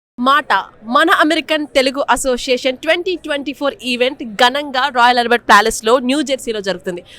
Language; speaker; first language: Telugu; native; Telugu